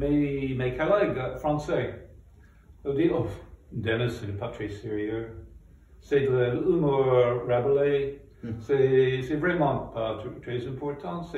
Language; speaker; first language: French; non-native, fluent; English